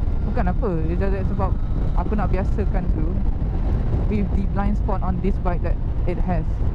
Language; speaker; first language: English; non-native, local second language; Malay